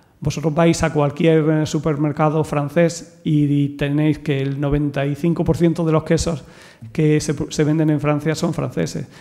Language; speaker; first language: Spanish; native; Spanish